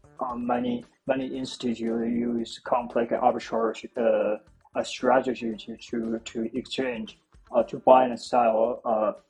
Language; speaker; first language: English; non-native, fluent; Chinese